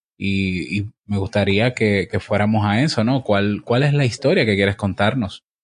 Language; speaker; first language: Spanish; native; Spanish